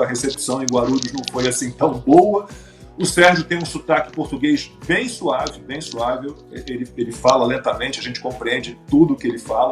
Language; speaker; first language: Portuguese; native; Portuguese